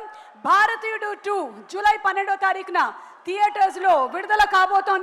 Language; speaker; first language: Telugu; native; Telugu